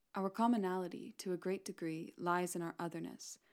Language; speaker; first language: English; non-native, fluent; Spanish